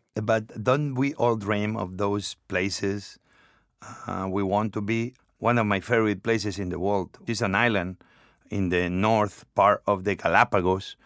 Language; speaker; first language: English; non-native, fluent; Spanish